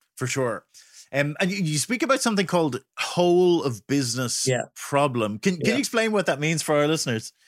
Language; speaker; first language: English; native; English